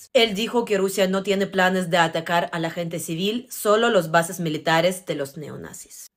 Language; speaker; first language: Spanish; non-native, fluent; Russian